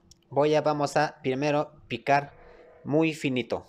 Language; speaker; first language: Spanish; non-native, learner; Turkish